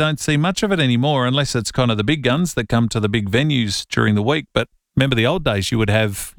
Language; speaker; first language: English; native; English